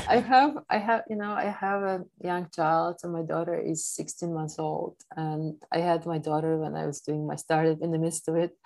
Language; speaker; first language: English; non-native, fluent; Polish